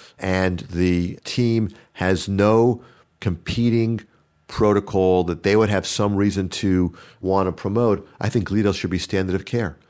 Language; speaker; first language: English; native; English